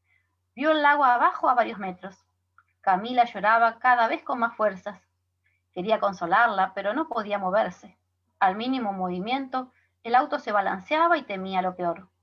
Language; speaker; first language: Spanish; native; Spanish